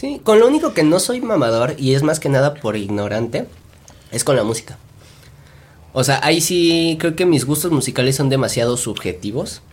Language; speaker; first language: Spanish; native; Spanish